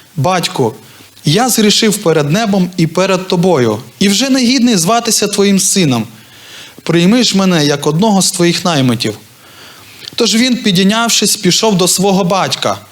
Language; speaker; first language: Ukrainian; non-native, local second language; Russian